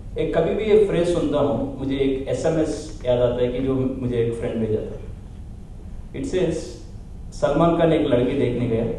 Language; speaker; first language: Hindi; non-native, local second language; Telugu